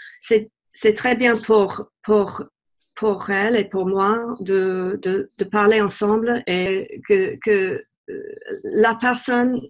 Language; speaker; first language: French; non-native, fluent; English